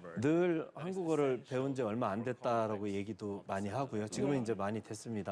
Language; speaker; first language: Korean; native; Korean